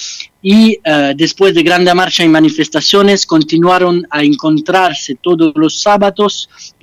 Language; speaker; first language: Spanish; non-native, fluent; French